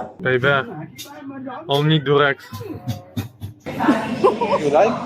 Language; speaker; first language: English; non-native, learner; Polish